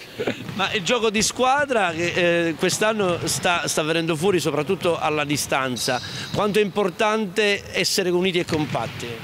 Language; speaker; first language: Italian; native; Italian